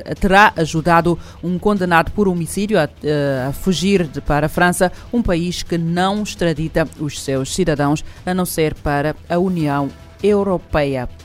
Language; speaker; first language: Portuguese; non-native, local second language; Kabuverdianu